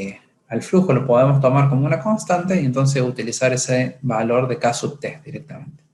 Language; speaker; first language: Spanish; native; Spanish